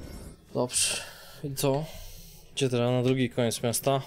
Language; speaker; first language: Polish; native; Polish